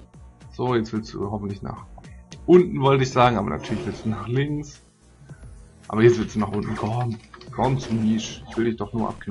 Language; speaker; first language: German; native; German